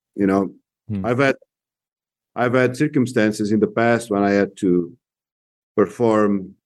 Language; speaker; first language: English; non-native, fluent; Portuguese